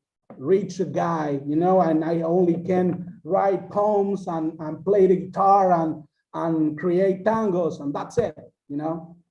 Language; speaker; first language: English; non-native, learner; Spanish